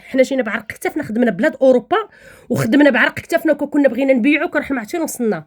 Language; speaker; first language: Arabic; native; Arabic